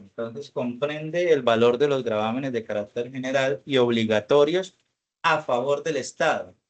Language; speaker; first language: Spanish; native; Spanish